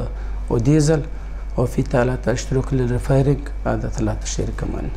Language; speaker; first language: Arabic; non-native, learner; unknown